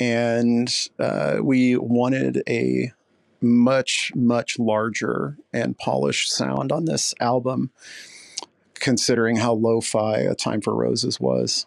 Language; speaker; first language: English; native; English